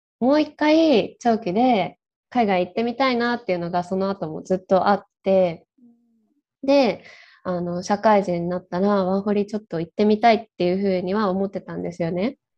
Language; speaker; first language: Japanese; native; Japanese